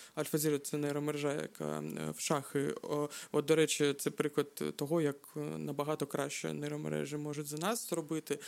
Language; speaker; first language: Ukrainian; non-native, local second language; Russian